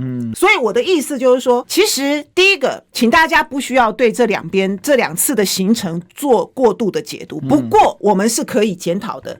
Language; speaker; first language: Chinese; native; Chinese